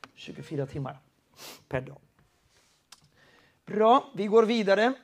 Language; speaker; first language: Swedish; non-native, fluent; Spanish